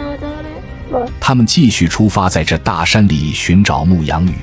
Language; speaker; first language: Chinese; native; Chinese